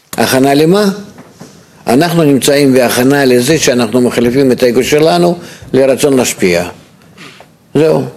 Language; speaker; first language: Hebrew; non-native, fluent; Russian